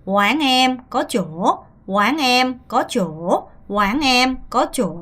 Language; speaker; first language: Vietnamese; non-native, fluent; Korean